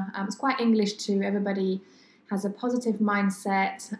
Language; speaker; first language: English; non-native, fluent; French